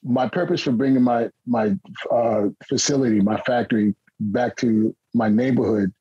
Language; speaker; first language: English; native; English